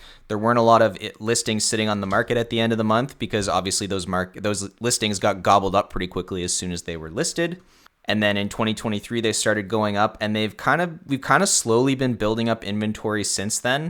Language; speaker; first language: English; native; English